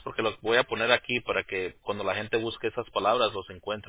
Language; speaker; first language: Spanish; early bilingual, heritage; Spanish